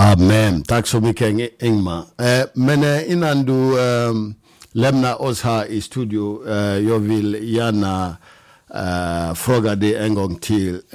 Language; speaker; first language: Swedish; non-native, fluent; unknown